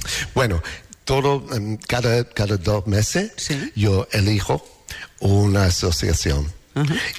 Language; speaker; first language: Spanish; non-native, learner; English